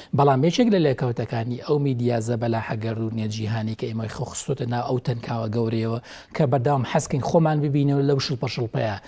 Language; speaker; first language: Central Kurdish; native; Central Kurdish